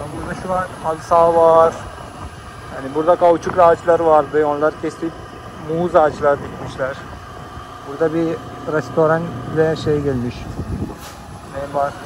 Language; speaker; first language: Turkish; non-native, fluent; Malayalam